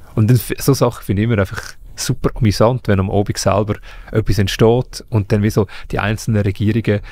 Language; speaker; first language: German; native; German